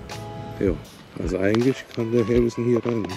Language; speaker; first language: German; native; German